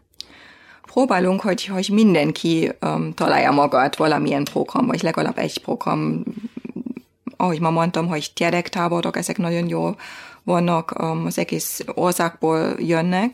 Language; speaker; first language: Hungarian; non-native, fluent; German